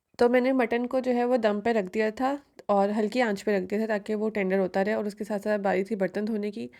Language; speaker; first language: Urdu; native; Urdu